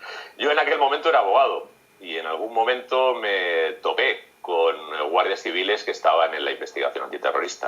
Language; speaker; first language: Spanish; native; Spanish